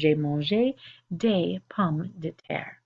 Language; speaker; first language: French; non-native, fluent; English